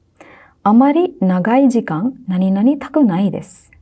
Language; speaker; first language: Japanese; non-native, fluent; Sinhala